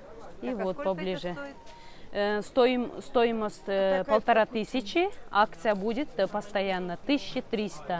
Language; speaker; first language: Russian; non-native, learner; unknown